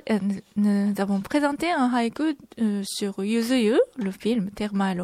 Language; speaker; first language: French; non-native, fluent; Japanese